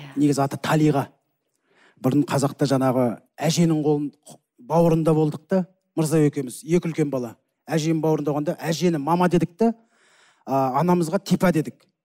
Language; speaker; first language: Kazakh; native; Kazakh